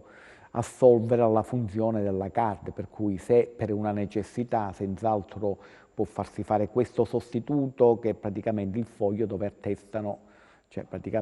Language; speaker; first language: Italian; native; Italian